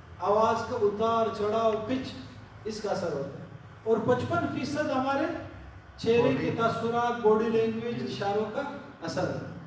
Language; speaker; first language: Urdu; non-native, local second language; Pashto